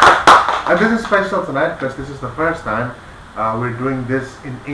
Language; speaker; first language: English; non-native, fluent; Indonesian